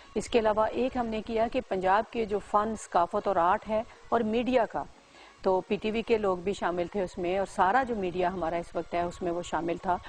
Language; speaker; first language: Urdu; non-native, local second language; Punjabi